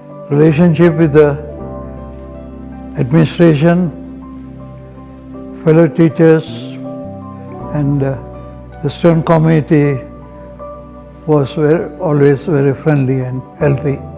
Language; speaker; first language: English; non-native, local second language; Tamil